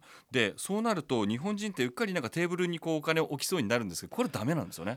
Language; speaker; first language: Japanese; native; Japanese